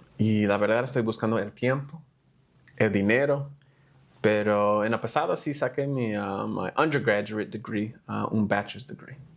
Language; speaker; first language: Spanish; non-native, fluent; English